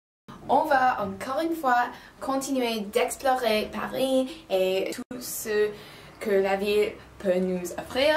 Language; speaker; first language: French; non-native, learner; English